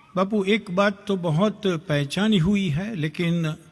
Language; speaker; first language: Hindi; non-native, local second language; Gujarati